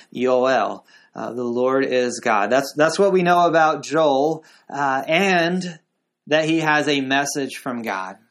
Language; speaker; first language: English; native; English